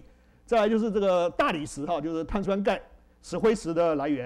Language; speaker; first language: Chinese; native; Chinese